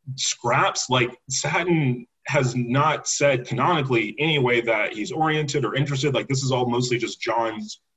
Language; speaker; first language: English; native; English